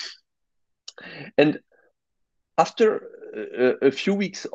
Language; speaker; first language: English; non-native, fluent; French